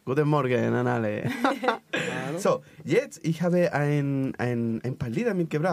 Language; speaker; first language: German; non-native, learner; Spanish